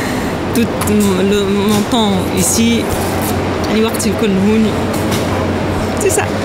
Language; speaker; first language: French; non-native, local second language; Arabic